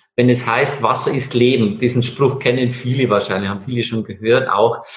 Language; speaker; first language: German; native; German